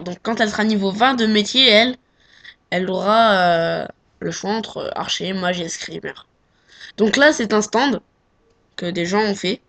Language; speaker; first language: French; native; French